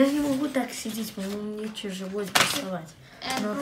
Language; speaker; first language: Russian; early bilingual, heritage; English